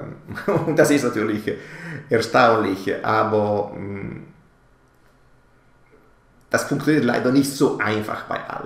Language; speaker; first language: German; non-native, fluent; Italian